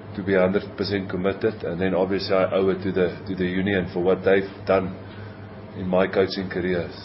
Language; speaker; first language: English; non-native, local second language; Afrikaans